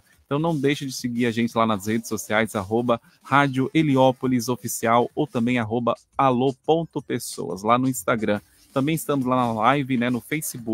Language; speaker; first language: Portuguese; native; Portuguese